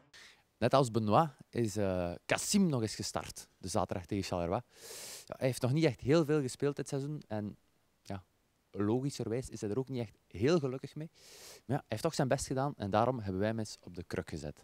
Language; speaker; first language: Dutch; native; Dutch